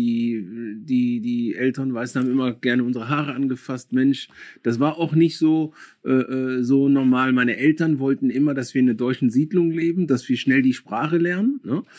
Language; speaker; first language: German; early bilingual, other home language; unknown